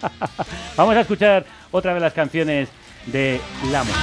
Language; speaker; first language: Spanish; native; Spanish